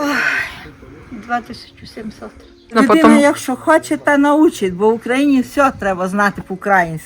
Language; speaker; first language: Ukrainian; non-native, local second language; Hungarian